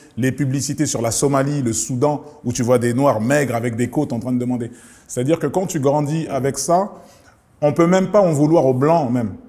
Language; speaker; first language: French; early bilingual, other home language; Lingala